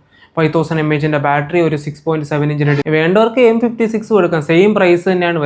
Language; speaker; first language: Malayalam; native; Malayalam